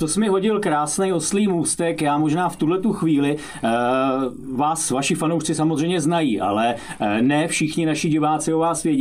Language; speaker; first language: Czech; native; Czech